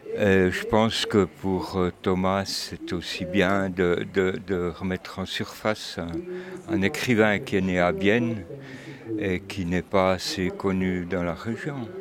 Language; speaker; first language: French; native; French